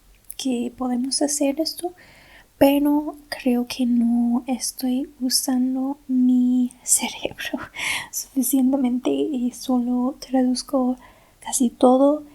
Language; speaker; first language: Spanish; non-native, fluent; English